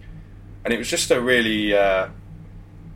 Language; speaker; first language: English; native; English